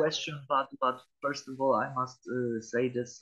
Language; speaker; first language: English; non-native, learner; Polish